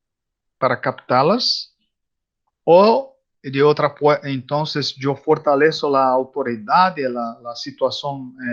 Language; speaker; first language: Spanish; non-native, learner; Portuguese